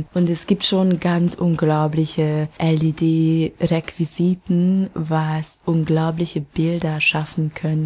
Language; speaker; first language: German; non-native, fluent; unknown